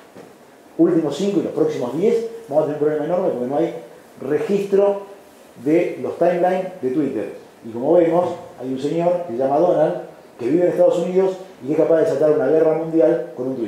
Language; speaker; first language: Spanish; native; Spanish